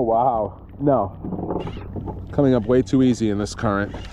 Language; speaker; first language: English; native; English